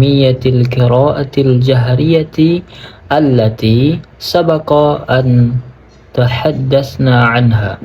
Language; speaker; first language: Arabic; non-native, learner; Indonesian